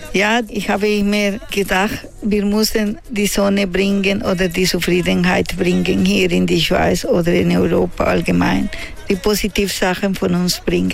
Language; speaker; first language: German; non-native, learner; Spanish